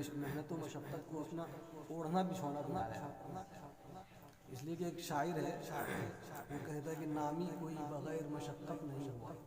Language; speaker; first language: Urdu; native; Urdu